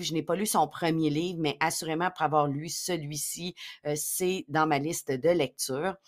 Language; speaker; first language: French; native; French